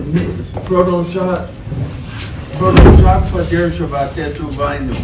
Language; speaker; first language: Russian; non-native, fluent; English